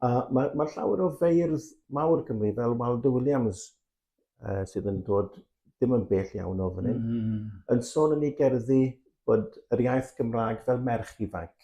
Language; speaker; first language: Welsh; native; Welsh